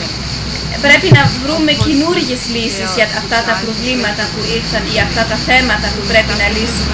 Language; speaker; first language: Greek; early bilingual, heritage; Greek